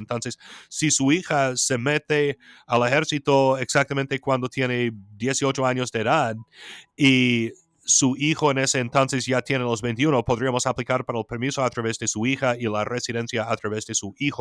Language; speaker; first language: Spanish; non-native, fluent; English